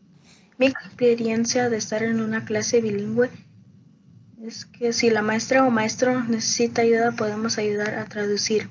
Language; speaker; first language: Spanish; early bilingual, heritage; Spanish